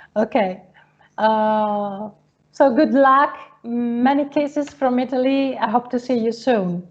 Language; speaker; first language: English; non-native, fluent; Italian